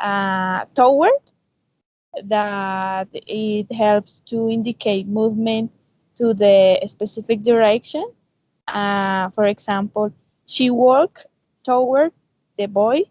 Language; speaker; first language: English; non-native, learner; Spanish